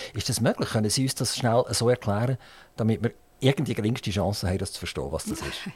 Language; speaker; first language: German; native; German